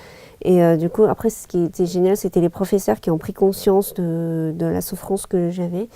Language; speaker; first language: French; early bilingual, other home language; Chinese